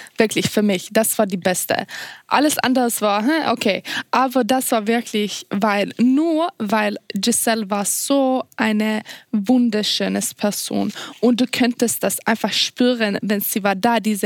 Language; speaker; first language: German; non-native, fluent; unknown